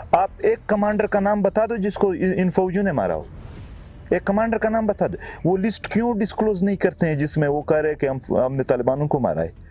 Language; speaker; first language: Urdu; non-native, local second language; Pashto